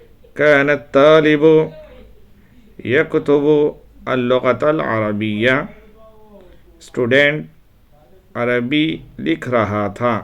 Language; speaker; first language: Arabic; non-native, fluent; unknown